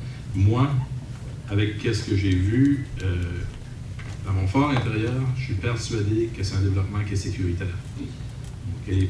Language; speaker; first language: French; native; French